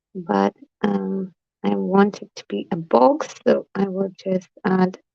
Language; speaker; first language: English; non-native, fluent; Polish